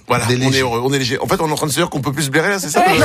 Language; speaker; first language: French; native; French